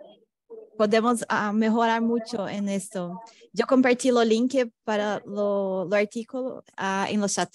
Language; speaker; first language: Spanish; non-native, fluent; Portuguese